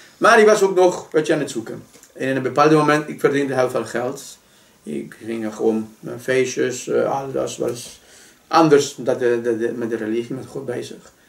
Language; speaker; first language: Dutch; non-native, fluent; Spanish